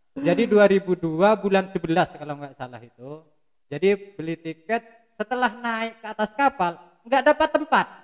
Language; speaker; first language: Indonesian; non-native, local second language; Madurese